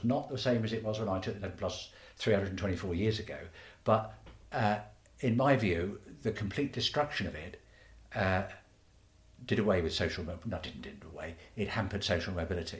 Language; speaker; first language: English; native; English